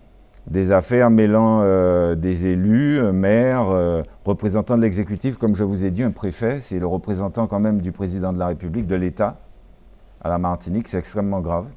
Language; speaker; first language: French; native; French